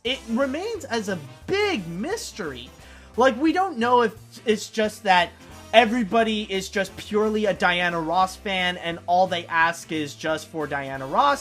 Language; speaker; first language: English; native; English